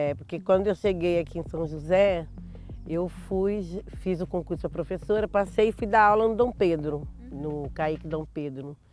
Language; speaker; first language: Portuguese; native; Portuguese